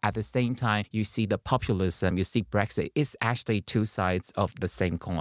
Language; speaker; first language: English; non-native, fluent; Chinese